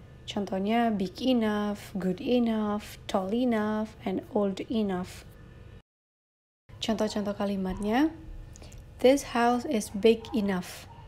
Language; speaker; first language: English; non-native, fluent; Indonesian